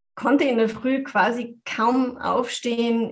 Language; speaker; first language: German; non-native, fluent; French